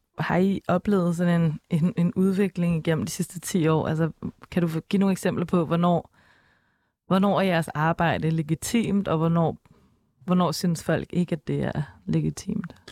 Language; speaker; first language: Danish; native; Danish